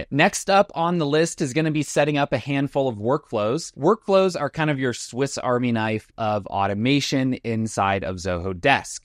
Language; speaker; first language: English; native; English